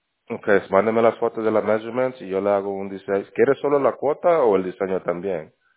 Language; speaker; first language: Spanish; native; Spanish